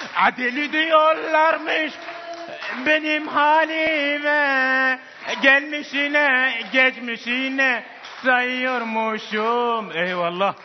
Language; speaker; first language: Turkish; non-native, fluent; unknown